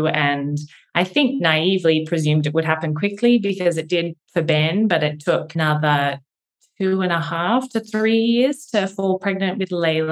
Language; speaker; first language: English; native; English